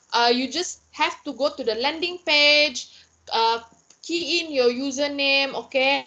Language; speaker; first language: English; non-native, local second language; Malay